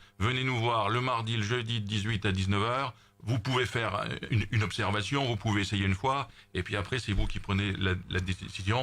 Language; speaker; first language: French; native; French